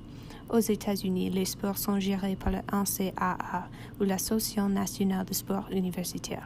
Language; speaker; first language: French; non-native, learner; English